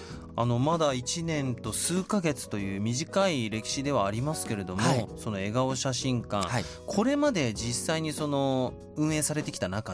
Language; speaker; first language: Japanese; native; Japanese